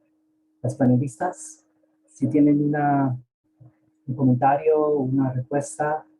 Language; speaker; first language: Spanish; early bilingual, heritage; Spanish